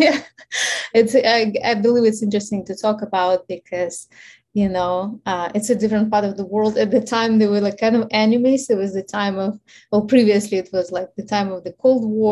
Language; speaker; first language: English; non-native, fluent; Ukrainian